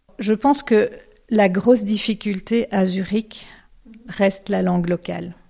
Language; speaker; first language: French; native; French